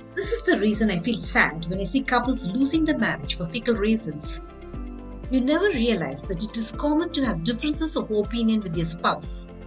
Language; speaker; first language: English; non-native, local second language; Tamil